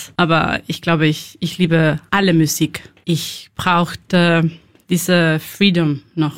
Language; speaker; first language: German; non-native, learner; Spanish